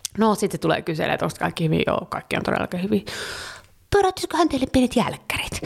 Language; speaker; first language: Finnish; early bilingual, heritage; Finnish